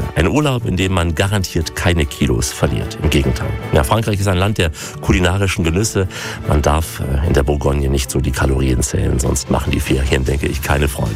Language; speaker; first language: German; native; German